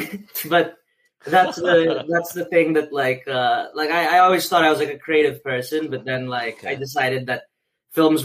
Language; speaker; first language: English; non-native, local second language; Filipino